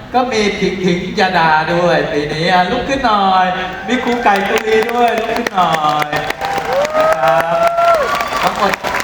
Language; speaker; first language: Thai; native; Thai